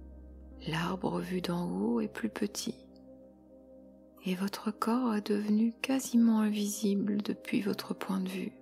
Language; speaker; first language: French; native; French